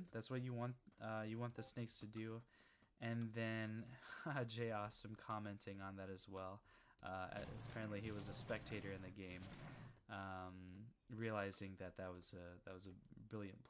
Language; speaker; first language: English; native; English